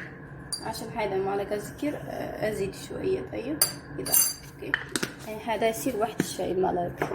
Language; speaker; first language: Arabic; non-native, learner; Amharic